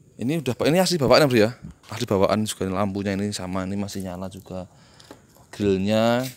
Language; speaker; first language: Indonesian; non-native, local second language; Javanese